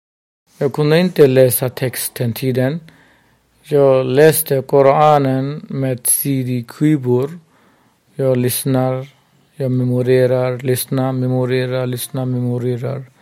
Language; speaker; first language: Swedish; non-native, local second language; Burmese